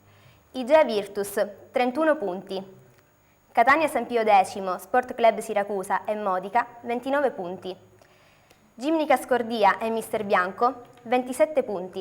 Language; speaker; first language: Italian; native; Italian